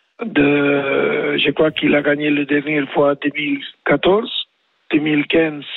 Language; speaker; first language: French; non-native, learner; Spanish